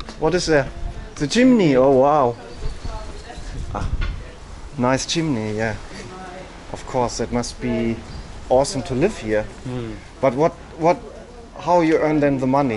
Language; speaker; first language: English; non-native, learner; German